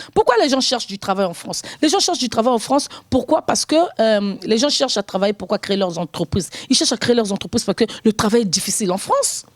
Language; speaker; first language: French; non-native, local second language; Lingala